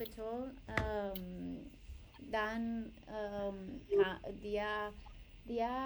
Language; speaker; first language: Indonesian; non-native, learner; English